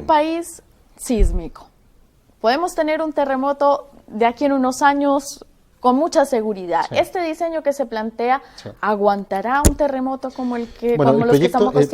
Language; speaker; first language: Spanish; native; Spanish